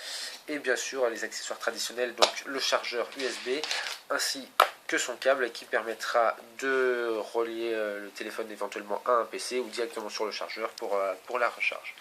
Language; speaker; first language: French; native; French